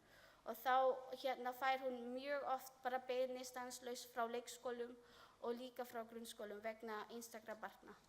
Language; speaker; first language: Icelandic; non-native, learner; Filipino